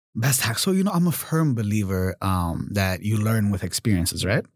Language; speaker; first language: English; early bilingual, other home language; German